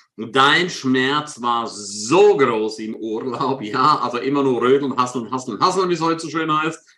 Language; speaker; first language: German; native; German